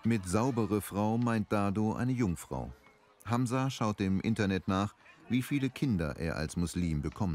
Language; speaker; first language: German; non-native, fluent; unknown